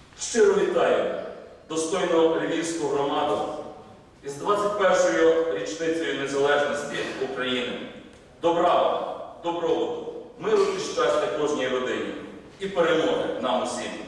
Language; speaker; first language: Ukrainian; native; Ukrainian